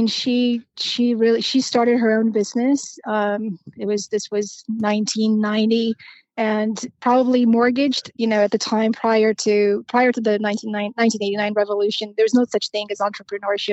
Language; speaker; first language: English; non-native, fluent; Romanian